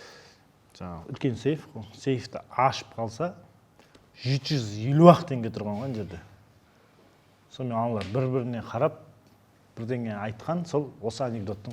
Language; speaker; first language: Kazakh; native; Kazakh